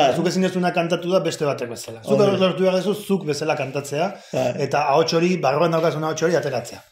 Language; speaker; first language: Basque; non-native, local second language; Spanish